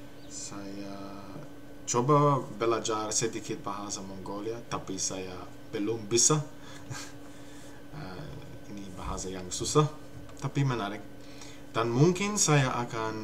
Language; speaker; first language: Indonesian; non-native, learner; English